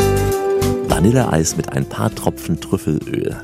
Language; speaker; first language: German; native; German